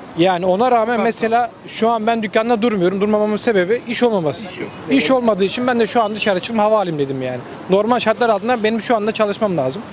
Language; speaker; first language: Turkish; native; Turkish